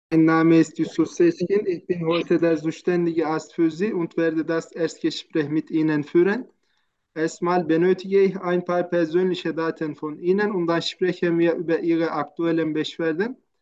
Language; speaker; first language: German; non-native, fluent; Turkish